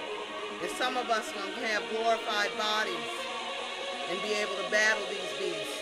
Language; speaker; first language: English; native; English